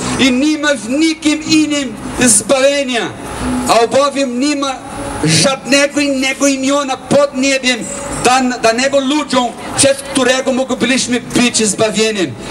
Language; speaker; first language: Polish; non-native, learner; Portuguese